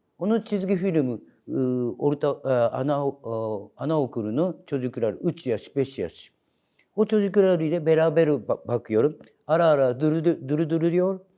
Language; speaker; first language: Turkish; non-native, learner; Japanese